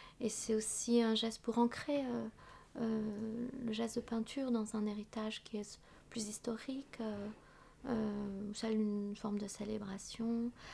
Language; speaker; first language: French; early bilingual, other home language; Vietnamese